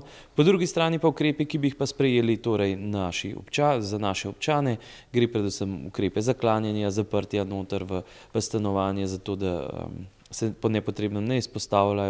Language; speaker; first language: Slovenian; native; Slovenian